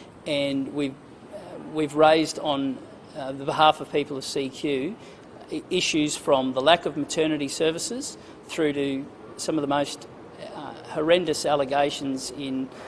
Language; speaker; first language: English; native; English